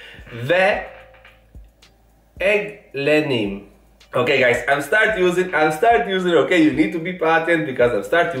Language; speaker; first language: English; non-native, fluent; Italian